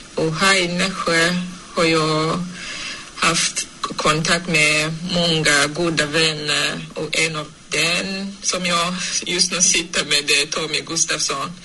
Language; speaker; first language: Swedish; non-native, fluent; English